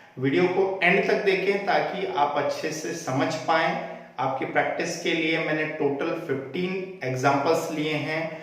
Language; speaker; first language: Hindi; native; Hindi